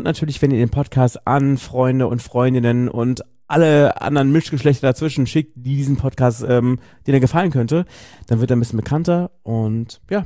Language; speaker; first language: German; native; German